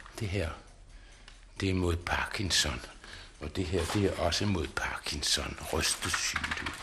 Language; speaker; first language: Danish; native; Danish